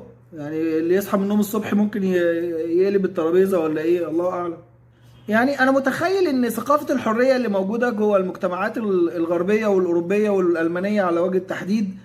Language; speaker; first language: Arabic; native; Arabic